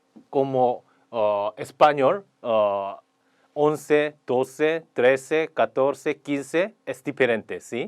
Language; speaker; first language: Spanish; non-native, learner; Korean